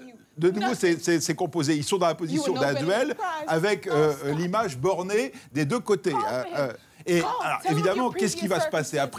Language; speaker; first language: French; native; French